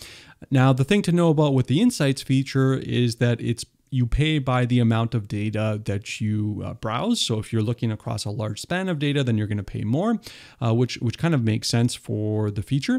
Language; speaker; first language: English; native; English